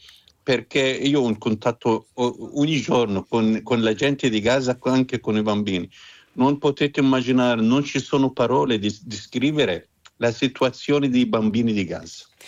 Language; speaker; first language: Italian; non-native, fluent; Arabic